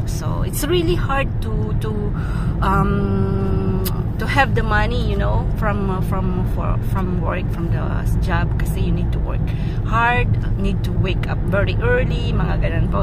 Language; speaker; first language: English; non-native, local second language; Filipino